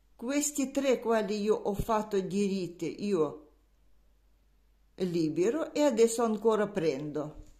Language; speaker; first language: Italian; non-native, learner; Russian